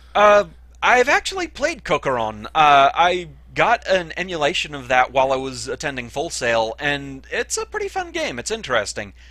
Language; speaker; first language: English; native; English